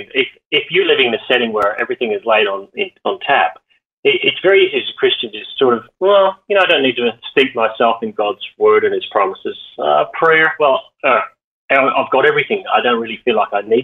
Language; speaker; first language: English; native; English